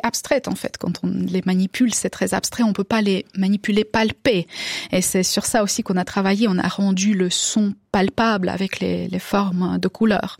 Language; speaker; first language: French; non-native, fluent; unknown